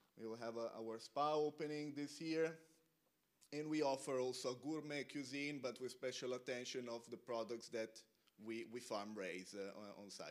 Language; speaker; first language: English; non-native, fluent; Italian